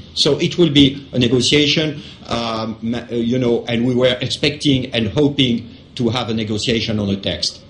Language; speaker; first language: English; non-native, fluent; French